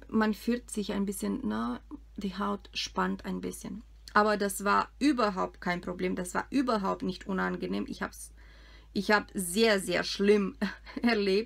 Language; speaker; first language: German; non-native, fluent; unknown